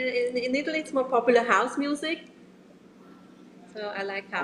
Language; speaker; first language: English; non-native, learner; Italian